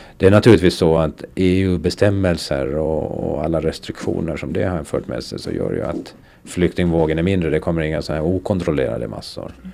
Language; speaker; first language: Swedish; native; Swedish